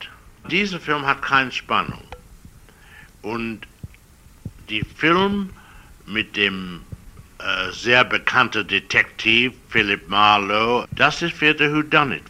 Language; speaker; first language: German; non-native, learner; English